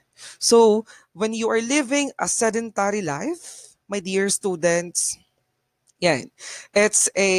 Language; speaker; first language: English; non-native, local second language; Bikol